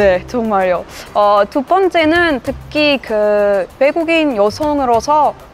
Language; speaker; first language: Korean; non-native, fluent; French